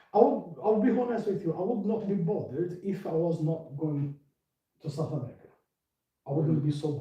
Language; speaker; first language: English; non-native, fluent; Portuguese